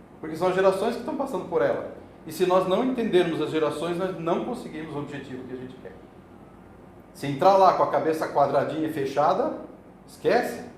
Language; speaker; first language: Portuguese; native; Portuguese